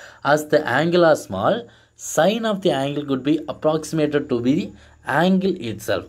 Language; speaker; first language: English; non-native, local second language; Tamil